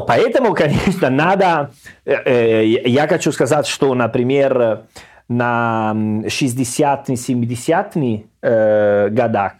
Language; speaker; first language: Russian; non-native, learner; Italian